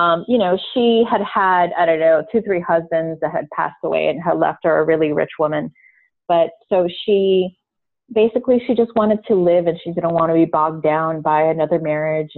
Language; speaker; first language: English; native; English